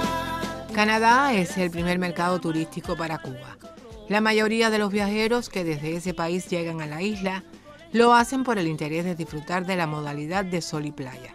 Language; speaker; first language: Spanish; native; Spanish